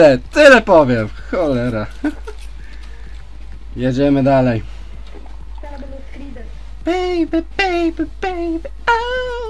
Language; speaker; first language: Polish; native; Polish